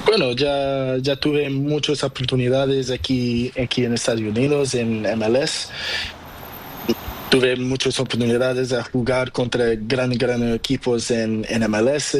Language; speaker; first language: Spanish; non-native, learner; Portuguese